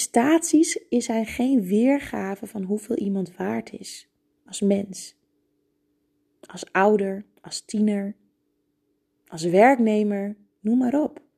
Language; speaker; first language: Dutch; native; Dutch